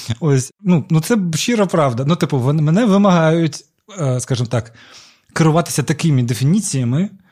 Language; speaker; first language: Ukrainian; non-native, local second language; Russian